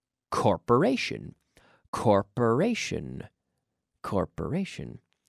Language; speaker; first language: English; native; English